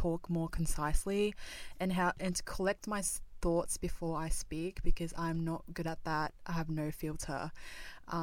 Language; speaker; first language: English; non-native, fluent; Japanese